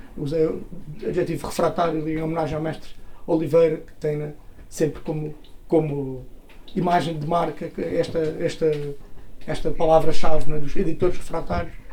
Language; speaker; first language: Portuguese; native; Portuguese